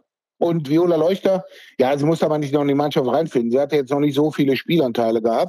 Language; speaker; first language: German; native; German